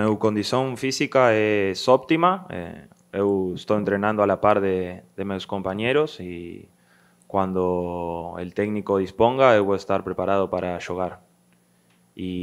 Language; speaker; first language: Portuguese; non-native, learner; Spanish